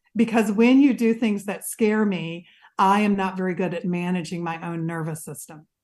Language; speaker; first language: English; native; English